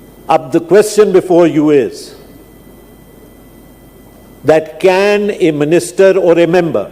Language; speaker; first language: English; non-native, local second language; Urdu